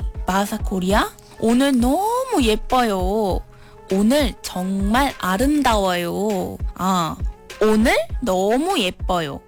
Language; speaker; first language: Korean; non-native, learner; Malay